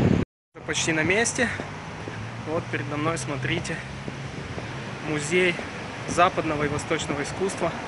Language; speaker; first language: Russian; native; Russian